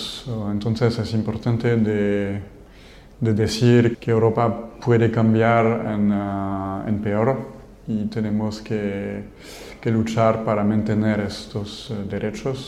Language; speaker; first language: Spanish; non-native, fluent; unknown